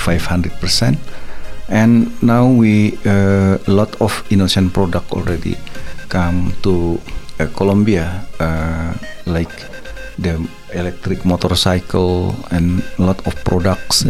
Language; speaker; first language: English; non-native, learner; Indonesian